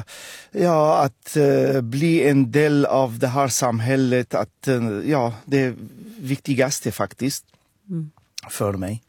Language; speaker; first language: Swedish; non-native, fluent; Arabic